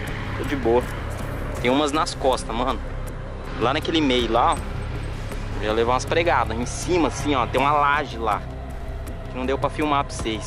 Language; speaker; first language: Portuguese; native; Portuguese